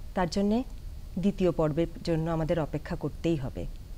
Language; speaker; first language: Bangla; native; Bangla